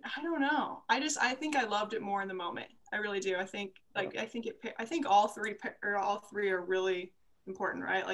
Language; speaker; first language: English; native; English